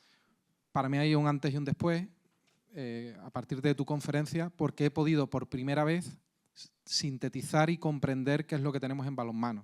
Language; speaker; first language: Spanish; native; Spanish